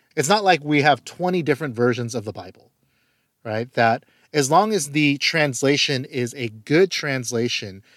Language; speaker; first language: English; early bilingual, other home language; Korean